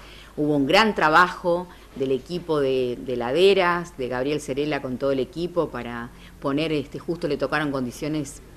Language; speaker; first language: Spanish; native; Spanish